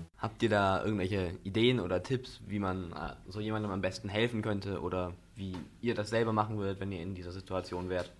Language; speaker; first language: German; native; German